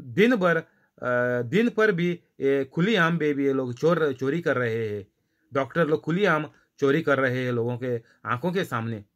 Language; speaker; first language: Hindi; non-native, local second language; Marathi